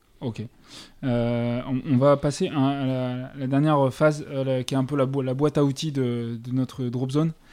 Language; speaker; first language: French; native; French